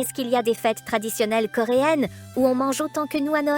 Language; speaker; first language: French; native; French